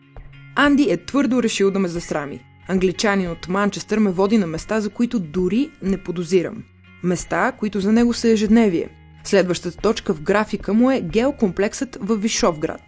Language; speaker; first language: Bulgarian; native; Bulgarian